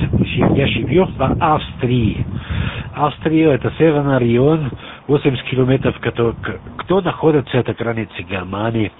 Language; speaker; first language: Russian; non-native, learner; German